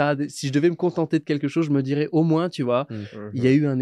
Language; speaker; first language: French; native; French